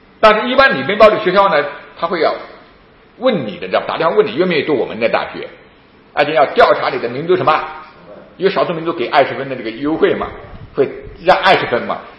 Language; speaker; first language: Chinese; native; Chinese